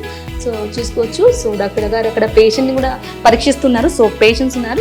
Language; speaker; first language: Telugu; native; Telugu